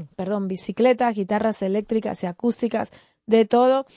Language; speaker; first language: Spanish; native; Spanish